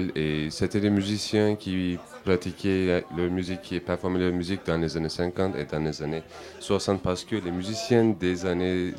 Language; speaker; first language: French; non-native, learner; Turkish